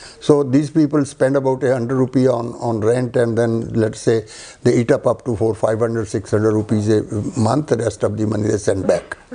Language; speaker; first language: English; non-native, local second language; Punjabi